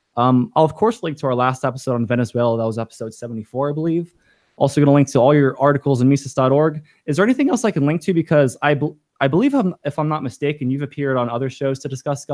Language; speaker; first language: English; native; English